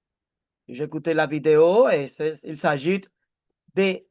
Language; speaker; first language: French; non-native, learner; Spanish